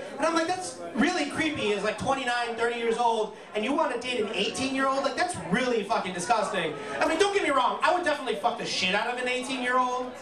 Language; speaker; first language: English; native; English